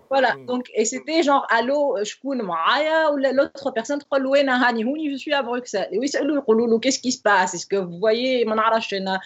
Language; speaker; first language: French; non-native, local second language; Arabic